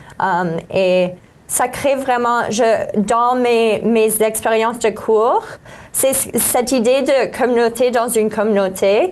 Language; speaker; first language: French; native; French